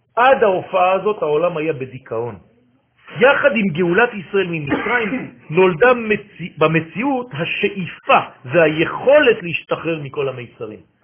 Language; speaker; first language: Hebrew; non-native, fluent; French